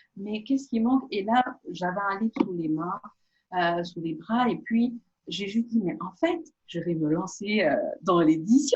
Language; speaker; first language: French; non-native, local second language; Portuguese